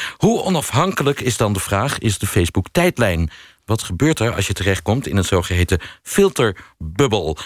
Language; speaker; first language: Dutch; native; Dutch